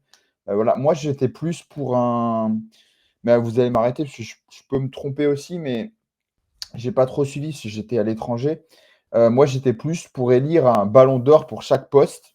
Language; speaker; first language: French; native; French